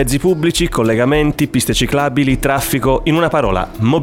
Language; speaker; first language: Italian; native; Italian